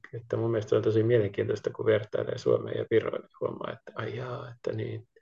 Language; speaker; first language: Finnish; native; Finnish